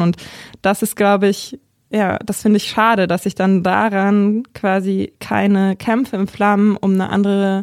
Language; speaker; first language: German; native; German